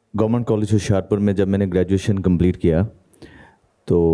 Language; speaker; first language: Hindi; native; Hindi